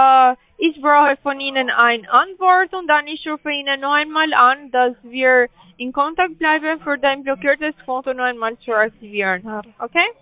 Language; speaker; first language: German; non-native, learner; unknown